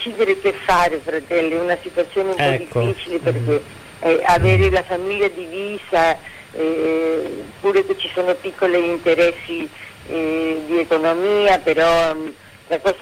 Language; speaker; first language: Italian; native; Italian